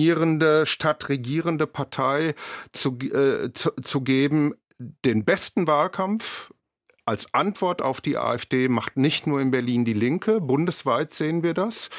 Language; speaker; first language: German; native; German